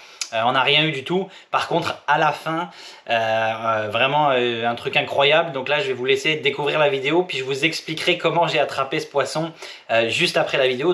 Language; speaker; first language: French; native; French